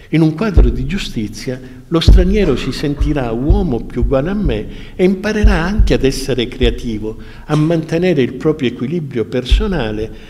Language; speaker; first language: Italian; native; Italian